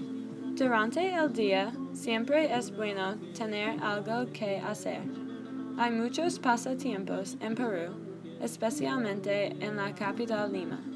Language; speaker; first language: Spanish; non-native, learner; English